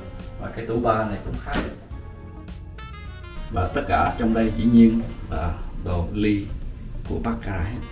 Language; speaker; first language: Vietnamese; native; Vietnamese